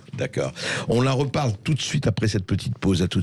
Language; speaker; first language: French; native; French